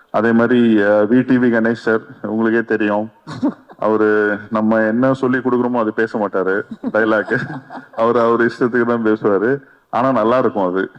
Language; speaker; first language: Tamil; native; Tamil